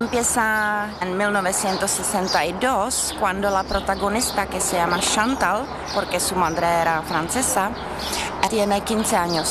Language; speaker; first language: Spanish; non-native, learner; Czech